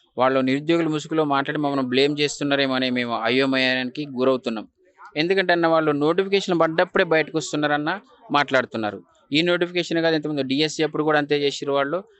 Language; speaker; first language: Telugu; native; Telugu